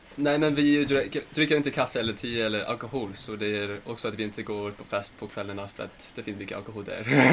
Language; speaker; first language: Swedish; non-native, fluent; English